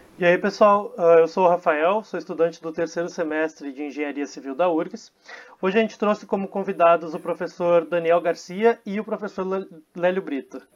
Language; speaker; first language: Portuguese; native; Portuguese